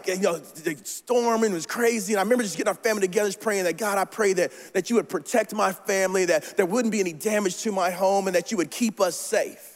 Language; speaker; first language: English; native; English